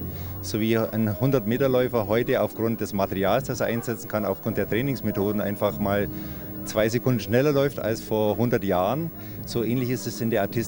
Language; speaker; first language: German; native; German